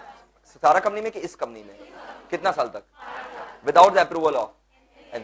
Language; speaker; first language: Hindi; non-native, local second language; Bangla